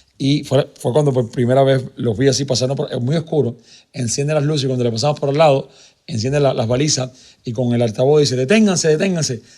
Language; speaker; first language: Spanish; native; Spanish